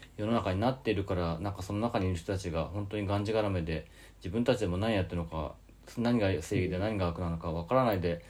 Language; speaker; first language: Japanese; native; Japanese